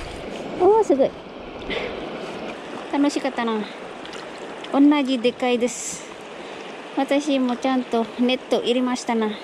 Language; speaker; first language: Japanese; non-native, fluent; Filipino